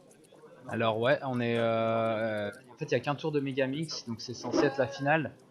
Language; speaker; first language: French; native; French